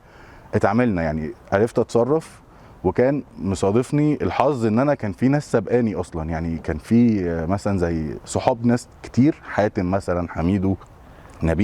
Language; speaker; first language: Arabic; native; Arabic